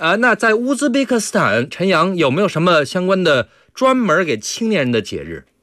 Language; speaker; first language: Chinese; native; Chinese